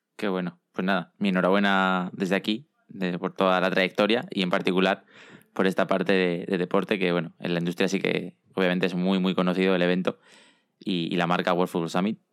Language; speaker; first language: Spanish; native; Spanish